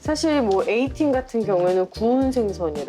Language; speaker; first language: Korean; native; Korean